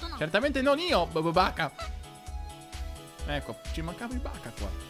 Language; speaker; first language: Italian; native; Italian